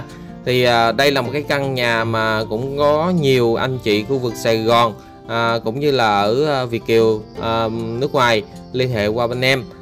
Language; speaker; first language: Vietnamese; native; Vietnamese